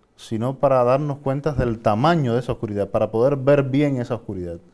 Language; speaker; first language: Spanish; native; Spanish